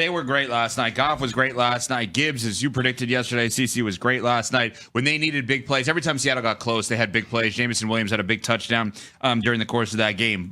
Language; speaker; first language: English; native; English